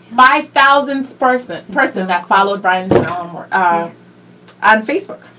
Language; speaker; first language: English; native; English